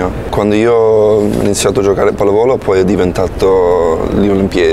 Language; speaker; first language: Italian; non-native, fluent; English